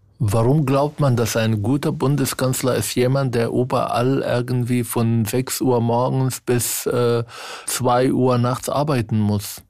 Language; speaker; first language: German; non-native, fluent; Arabic